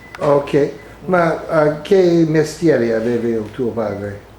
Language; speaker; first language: Italian; early bilingual, heritage; English